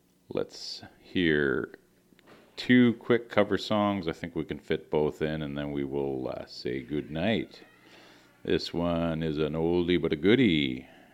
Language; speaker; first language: English; early bilingual, other home language; French